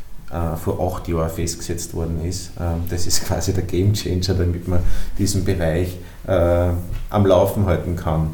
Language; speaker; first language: German; native; German